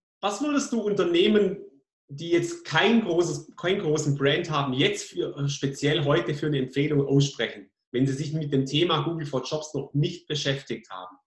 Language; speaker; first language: German; native; German